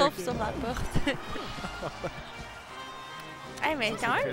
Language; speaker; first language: French; native; French